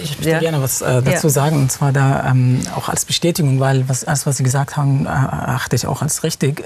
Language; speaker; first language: German; non-native, fluent; Arabic